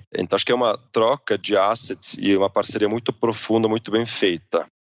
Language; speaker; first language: Portuguese; non-native, fluent; Swiss German